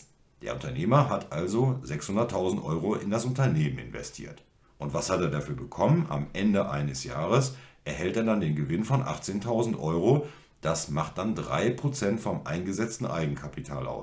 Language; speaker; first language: German; native; German